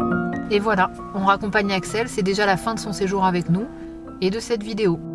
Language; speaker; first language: French; native; French